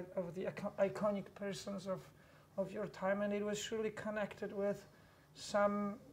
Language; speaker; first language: English; non-native, fluent; Polish